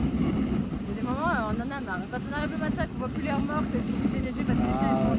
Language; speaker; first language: French; native; French